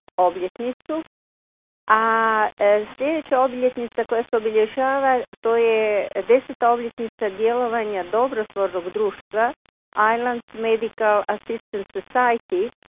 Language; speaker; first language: Croatian; native; Croatian